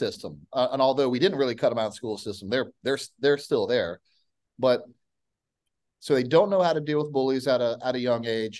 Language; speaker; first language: English; native; English